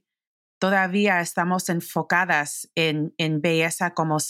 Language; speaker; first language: Spanish; early bilingual, heritage; English